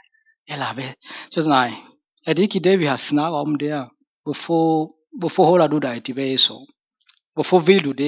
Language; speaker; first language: Danish; non-native, fluent; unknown